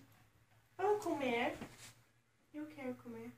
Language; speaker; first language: Portuguese; non-native, fluent; English